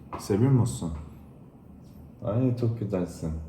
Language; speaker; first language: Turkish; non-native, learner; Korean